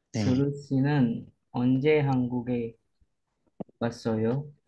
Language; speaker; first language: Korean; non-native, learner; Indonesian